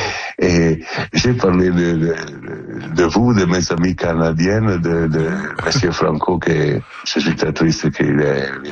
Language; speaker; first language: French; non-native, learner; Italian